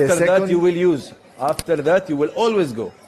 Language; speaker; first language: English; non-native, learner; Arabic